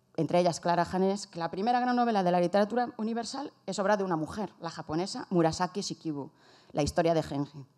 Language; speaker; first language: Spanish; native; Spanish